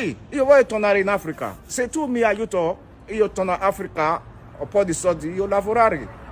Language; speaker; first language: Italian; non-native, learner; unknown